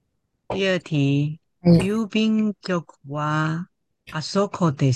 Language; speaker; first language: Japanese; non-native, learner; Chinese